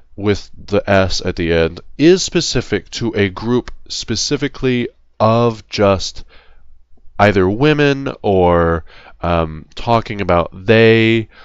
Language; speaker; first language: English; native; English